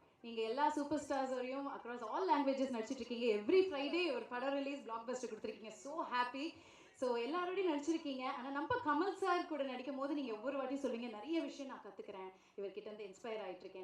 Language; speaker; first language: Tamil; native; Tamil